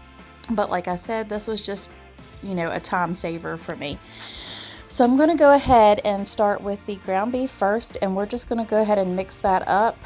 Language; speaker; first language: English; native; English